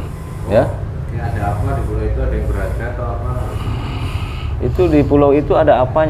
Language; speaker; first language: Indonesian; native; Indonesian